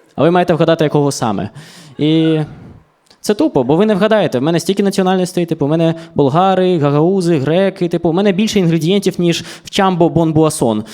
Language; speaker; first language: Ukrainian; non-native, local second language; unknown